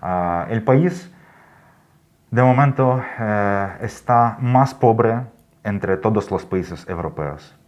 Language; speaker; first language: Spanish; non-native, fluent; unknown